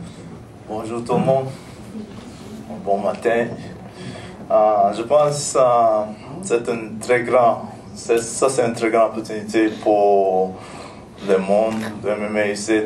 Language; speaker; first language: French; non-native, local second language; English